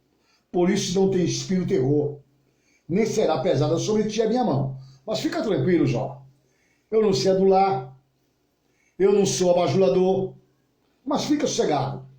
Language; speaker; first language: Portuguese; native; Portuguese